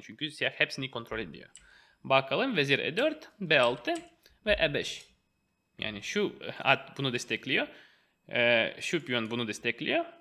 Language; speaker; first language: Turkish; non-native, fluent; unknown